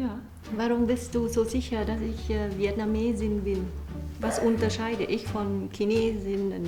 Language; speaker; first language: German; non-native, fluent; Vietnamese